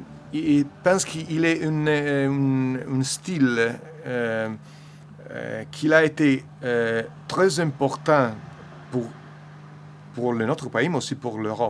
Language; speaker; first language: French; non-native, learner; Italian